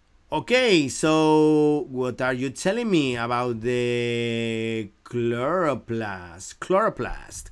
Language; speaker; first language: English; non-native, fluent; Galician